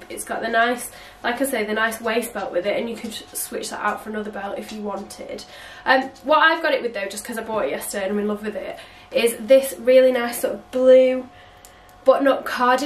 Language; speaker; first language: English; native; English